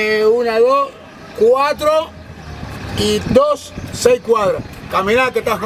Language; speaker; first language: Spanish; native; Spanish